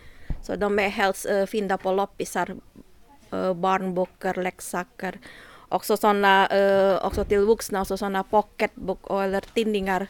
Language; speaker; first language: Swedish; non-native, learner; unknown